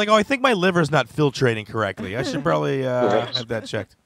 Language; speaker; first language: English; native; English